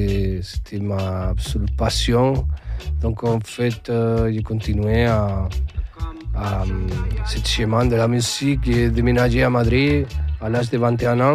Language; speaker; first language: French; non-native, fluent; Spanish